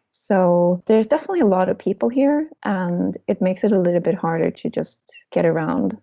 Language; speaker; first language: English; non-native, fluent; Swedish